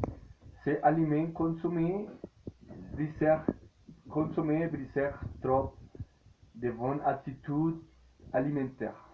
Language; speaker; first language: French; non-native, learner; Spanish